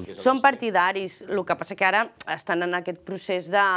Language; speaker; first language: Catalan; early bilingual, other home language; Spanish